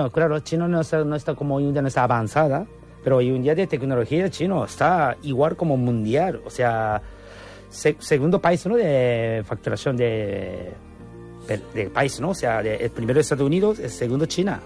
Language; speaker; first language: Spanish; non-native, learner; Japanese